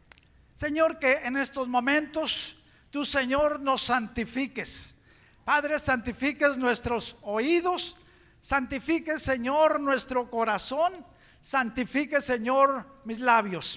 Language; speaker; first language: Spanish; native; Spanish